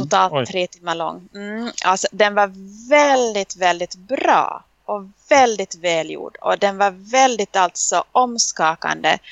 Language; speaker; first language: Swedish; native; Swedish